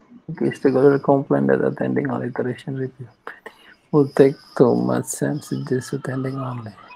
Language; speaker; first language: English; non-native, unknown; Indonesian